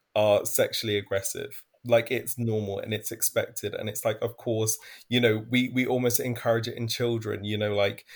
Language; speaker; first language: English; native; English